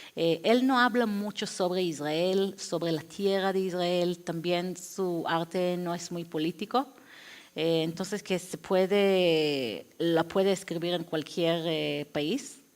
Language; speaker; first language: Spanish; non-native, fluent; Hebrew